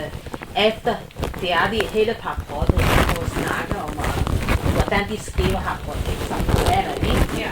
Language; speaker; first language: Danish; non-native, learner; Chinese